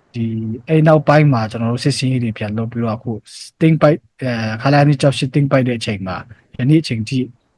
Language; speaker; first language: Burmese; non-native, local second language; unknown